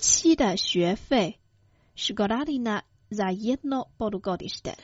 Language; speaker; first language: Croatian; non-native, fluent; Chinese